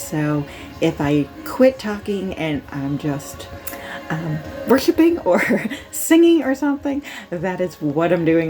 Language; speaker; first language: English; native; English